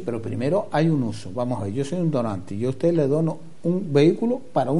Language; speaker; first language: Spanish; native; Spanish